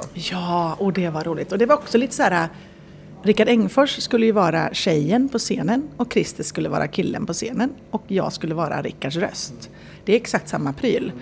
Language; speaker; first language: Swedish; native; Swedish